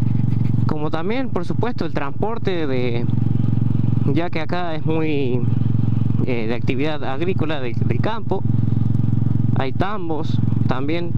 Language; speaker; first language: Spanish; native; Spanish